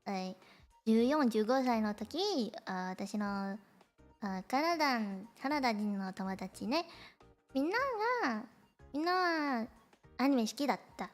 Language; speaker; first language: Japanese; non-native, learner; Cantonese